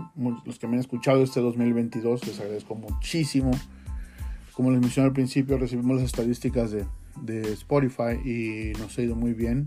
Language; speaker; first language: Spanish; native; Spanish